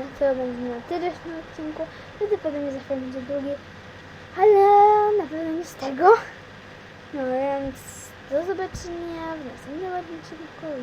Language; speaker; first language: Polish; native; Polish